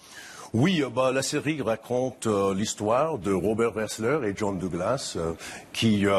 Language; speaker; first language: French; non-native, fluent; English